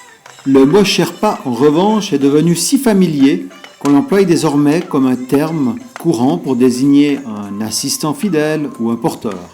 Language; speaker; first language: French; native; French